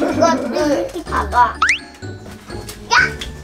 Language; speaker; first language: Korean; early bilingual, other home language; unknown